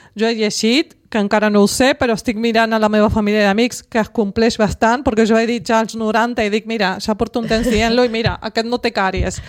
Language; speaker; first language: Catalan; non-native, local second language; Spanish